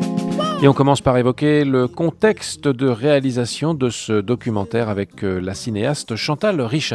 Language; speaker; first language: French; native; French